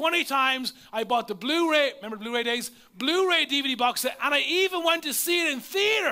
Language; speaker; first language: English; native; English